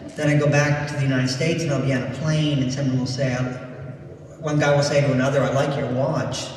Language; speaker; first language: English; native; English